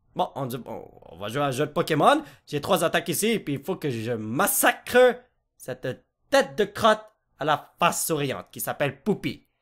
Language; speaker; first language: French; native; French